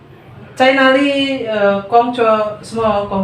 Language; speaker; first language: Chinese; non-native, learner; Indonesian